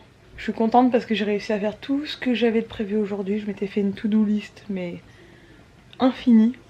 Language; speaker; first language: French; native; French